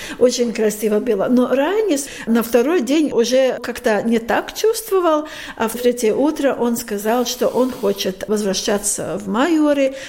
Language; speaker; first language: Russian; non-native, fluent; Latvian